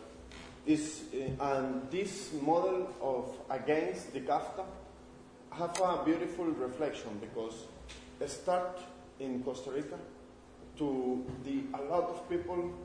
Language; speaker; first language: English; non-native, learner; Spanish